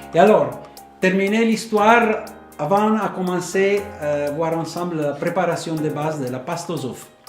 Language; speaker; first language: French; non-native, fluent; Italian